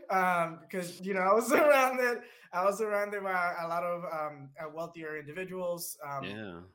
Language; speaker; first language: English; early bilingual, other home language; Spanish